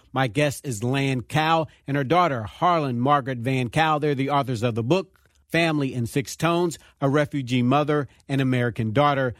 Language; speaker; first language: English; native; English